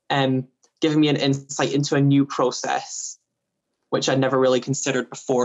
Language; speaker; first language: English; native; English